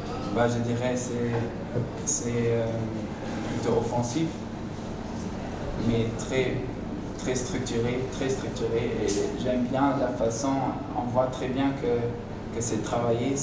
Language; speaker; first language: French; non-native, local second language; Luxembourgish